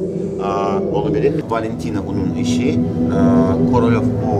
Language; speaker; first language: Turkish; non-native, learner; Russian